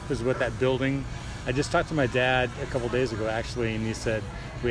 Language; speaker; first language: English; native; English